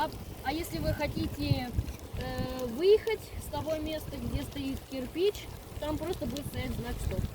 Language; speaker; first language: Russian; early bilingual, other home language; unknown